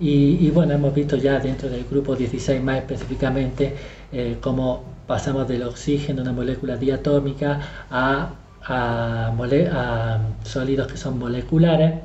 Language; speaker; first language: Spanish; native; Spanish